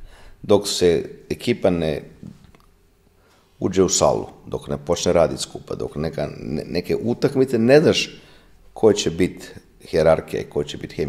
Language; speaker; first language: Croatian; non-native, fluent; Italian